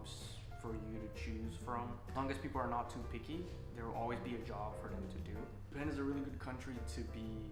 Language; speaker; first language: English; non-native, fluent; Portuguese